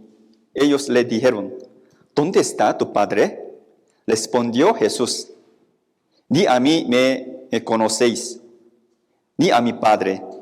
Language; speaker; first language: Spanish; non-native, fluent; Korean